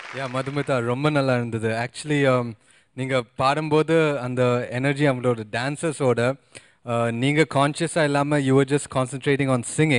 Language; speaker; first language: Tamil; early bilingual, heritage; Tamil